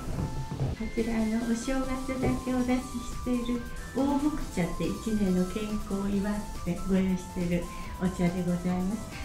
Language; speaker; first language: Japanese; native; Japanese